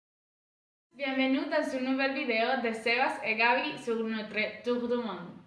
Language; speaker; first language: French; non-native, learner; Spanish